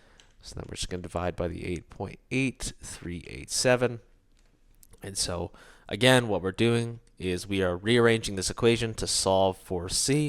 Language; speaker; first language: English; native; English